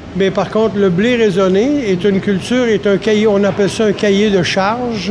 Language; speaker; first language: French; native; French